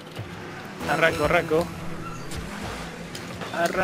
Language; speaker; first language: Spanish; native; Spanish